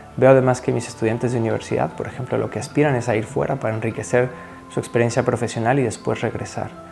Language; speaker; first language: Spanish; native; Spanish